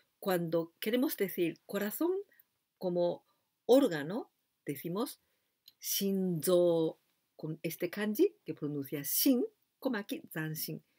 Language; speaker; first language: Spanish; non-native, fluent; Japanese